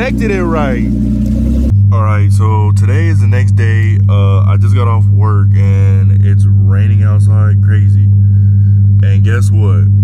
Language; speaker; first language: English; native; English